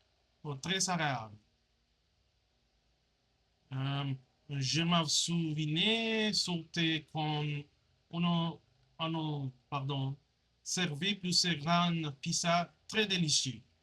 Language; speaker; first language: French; non-native, learner; Spanish